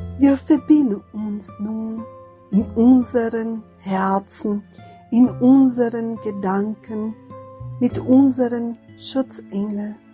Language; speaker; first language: German; non-native, fluent; Portuguese